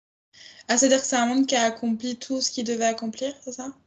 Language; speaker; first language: French; native; French